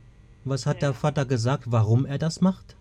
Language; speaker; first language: German; native; German